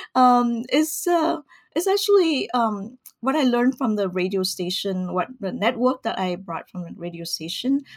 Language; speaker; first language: English; early bilingual, other home language; Vietnamese